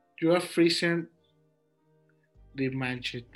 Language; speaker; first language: English; non-native, learner; Spanish